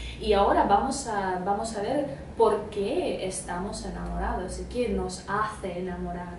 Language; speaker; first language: Spanish; non-native, fluent; Russian